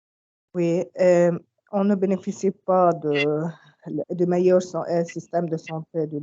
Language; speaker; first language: French; non-native, learner; Arabic